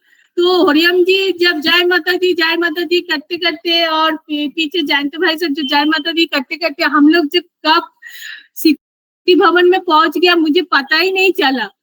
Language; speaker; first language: Hindi; non-native, local second language; Bangla